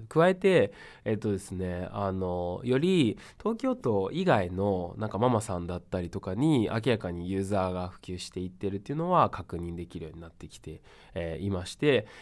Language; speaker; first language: Japanese; non-native, fluent; Chinese